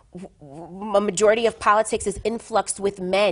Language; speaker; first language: English; native; English